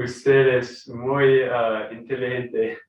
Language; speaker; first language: Spanish; non-native, learner; English